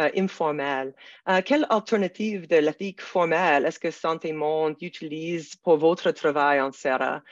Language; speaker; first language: French; non-native, local second language; English